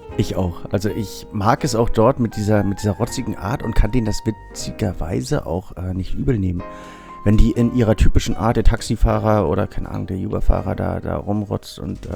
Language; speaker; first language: German; native; German